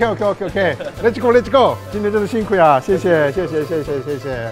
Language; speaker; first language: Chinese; non-native, fluent; Korean